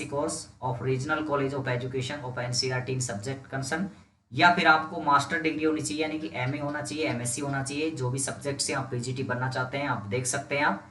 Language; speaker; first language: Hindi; native; Hindi